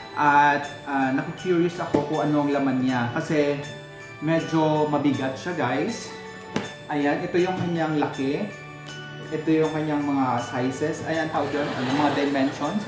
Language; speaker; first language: Filipino; native; Filipino